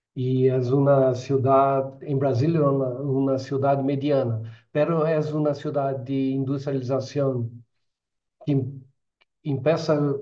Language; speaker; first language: Spanish; non-native, fluent; Portuguese